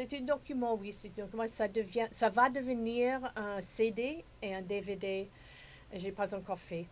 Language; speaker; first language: French; non-native, fluent; English